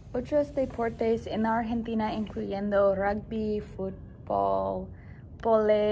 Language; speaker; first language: Spanish; non-native, learner; English